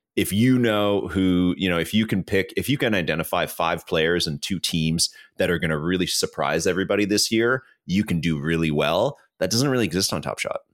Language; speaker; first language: English; native; English